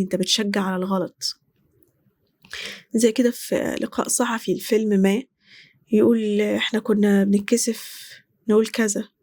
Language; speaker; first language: Arabic; native; Arabic